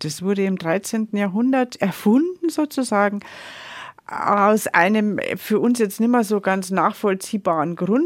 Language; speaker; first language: German; native; German